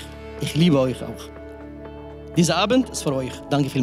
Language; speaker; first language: German; non-native, fluent; Kurdish